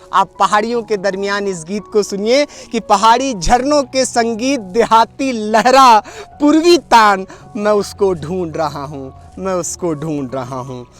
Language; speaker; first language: Hindi; native; Hindi